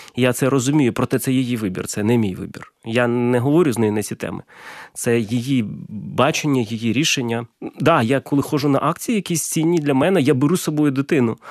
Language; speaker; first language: Ukrainian; non-native, local second language; Russian